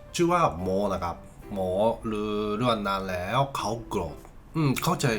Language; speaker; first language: Thai; non-native, learner; Japanese